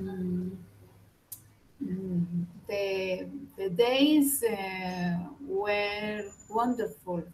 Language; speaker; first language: English; non-native, learner; Spanish